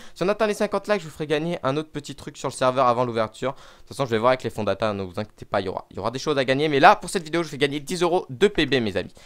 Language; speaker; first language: French; native; French